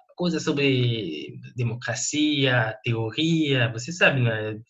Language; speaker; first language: Portuguese; non-native, fluent; French